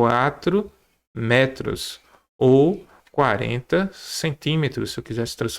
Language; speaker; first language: Portuguese; native; Portuguese